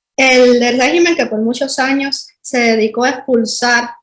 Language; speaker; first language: Spanish; native; Spanish